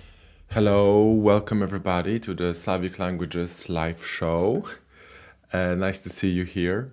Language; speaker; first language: English; non-native, fluent; Polish